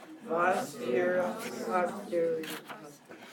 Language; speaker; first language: German; non-native, learner; English